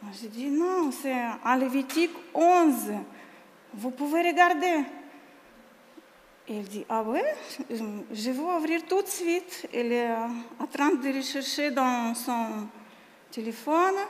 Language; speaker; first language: French; non-native, learner; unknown